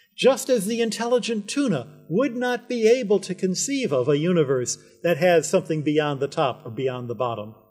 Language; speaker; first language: English; native; English